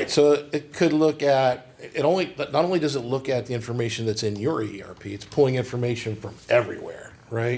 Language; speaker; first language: English; native; English